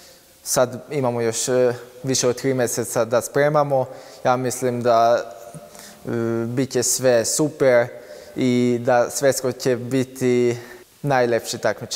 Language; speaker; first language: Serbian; non-native, local second language; Hungarian